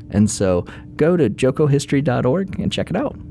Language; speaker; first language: English; native; English